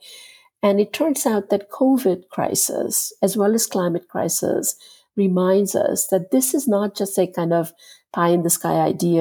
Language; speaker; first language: English; non-native, local second language; Gujarati